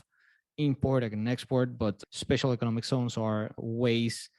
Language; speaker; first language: English; non-native, fluent; Spanish